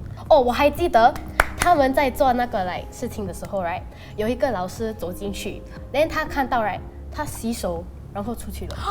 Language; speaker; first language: Chinese; non-native, local second language; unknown